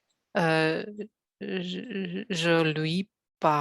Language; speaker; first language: French; non-native, learner; Russian